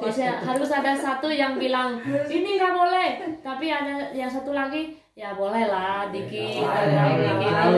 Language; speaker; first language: Indonesian; non-native, fluent; Spanish